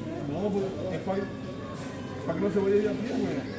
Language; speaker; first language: Spanish; native; Spanish